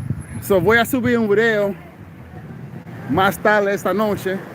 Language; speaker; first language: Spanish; non-native, fluent; English